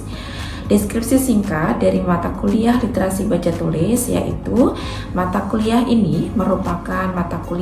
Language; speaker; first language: Indonesian; native; Indonesian